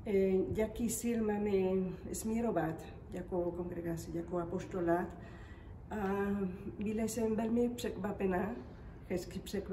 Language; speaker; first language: Czech; non-native, learner; Spanish